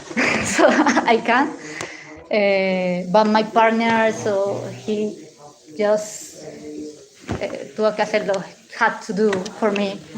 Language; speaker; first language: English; non-native, learner; Spanish